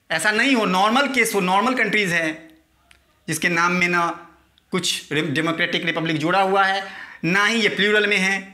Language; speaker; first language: Hindi; native; Hindi